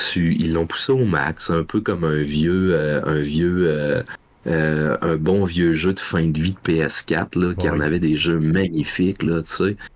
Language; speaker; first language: French; native; French